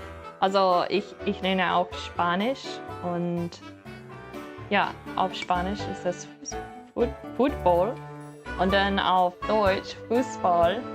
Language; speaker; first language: German; non-native, learner; English